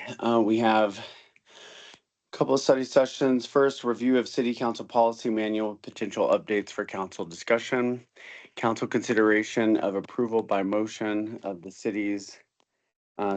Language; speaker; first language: English; native; English